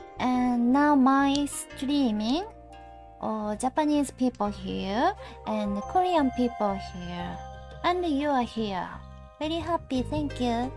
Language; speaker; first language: English; non-native, learner; Japanese